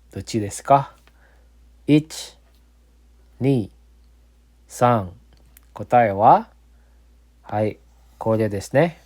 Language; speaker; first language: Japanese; non-native, fluent; Indonesian